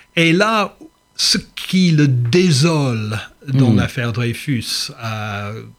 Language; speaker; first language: French; non-native, fluent; English